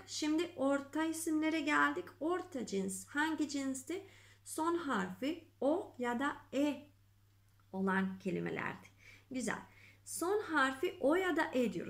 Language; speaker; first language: Turkish; non-native, fluent; Macedonian